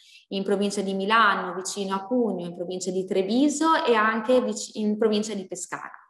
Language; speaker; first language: Italian; native; Italian